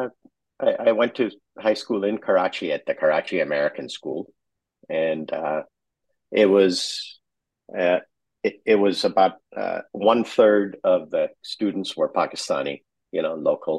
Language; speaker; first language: English; non-native, local second language; Urdu